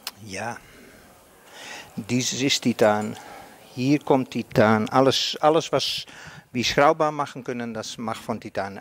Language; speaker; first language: German; non-native, learner; Dutch